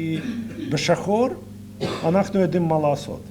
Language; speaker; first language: Hebrew; non-native, fluent; Russian